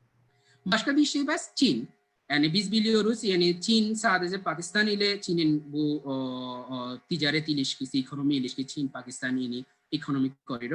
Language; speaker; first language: Turkish; non-native, fluent; Bangla